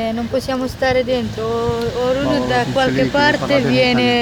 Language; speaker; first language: Italian; early bilingual, other home language; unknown